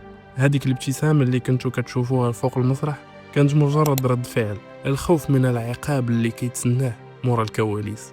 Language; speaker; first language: Arabic; native; Arabic